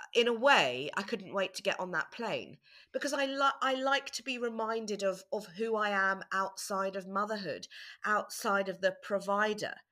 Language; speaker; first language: English; native; English